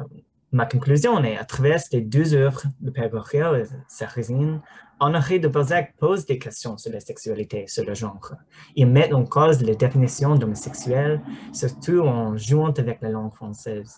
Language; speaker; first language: French; non-native, learner; English